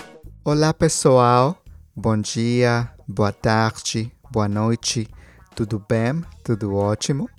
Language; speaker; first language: Portuguese; non-native, learner; Spanish